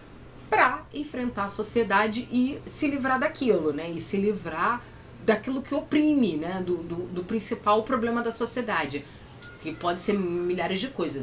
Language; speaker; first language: Portuguese; native; Portuguese